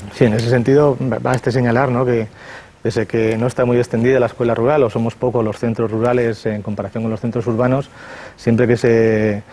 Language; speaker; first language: Spanish; native; Spanish